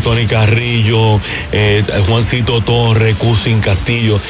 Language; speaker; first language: Spanish; native; Spanish